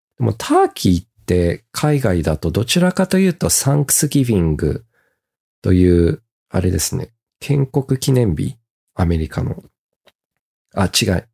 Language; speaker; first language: Japanese; early bilingual, heritage; Japanese